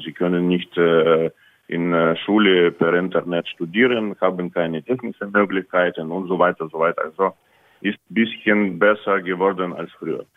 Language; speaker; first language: German; non-native, fluent; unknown